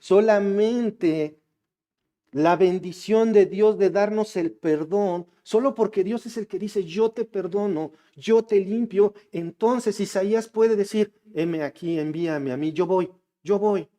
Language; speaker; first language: Spanish; native; Spanish